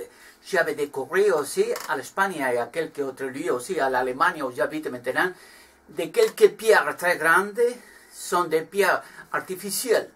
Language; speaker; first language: French; non-native, learner; Spanish